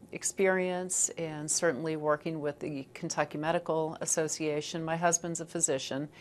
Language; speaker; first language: English; native; English